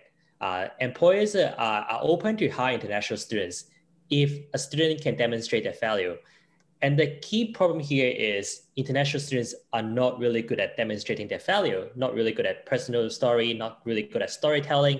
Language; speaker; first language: English; non-native, local second language; Cantonese